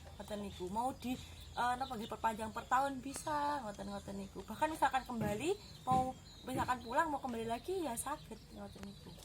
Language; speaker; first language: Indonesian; non-native, local second language; Javanese